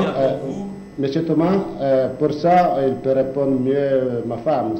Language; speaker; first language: French; non-native, learner; Italian